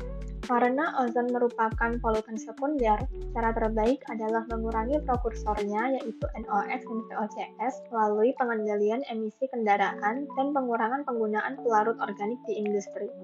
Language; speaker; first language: Indonesian; native; Indonesian